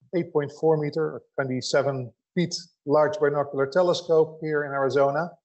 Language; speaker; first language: English; non-native, fluent; Dutch